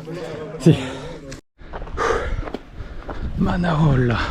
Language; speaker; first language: Italian; non-native, learner; French